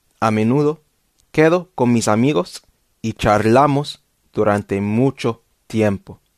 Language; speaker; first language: Spanish; non-native, fluent; English